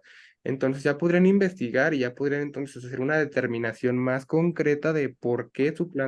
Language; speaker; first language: Spanish; native; Spanish